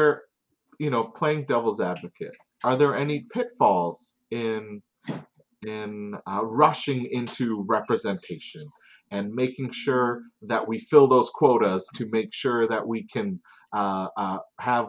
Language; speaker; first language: English; native; English